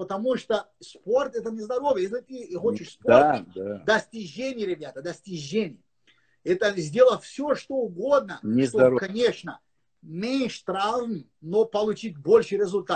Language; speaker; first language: Russian; non-native, learner; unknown